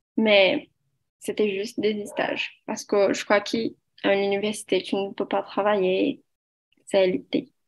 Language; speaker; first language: French; non-native, learner; Portuguese